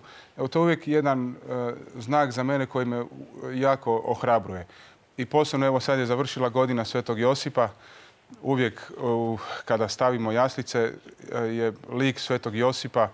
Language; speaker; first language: Croatian; native; Croatian